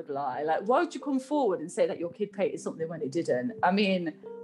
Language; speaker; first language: English; native; English